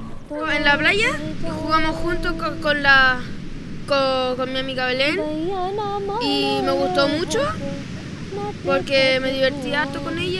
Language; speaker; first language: Spanish; early bilingual, other home language; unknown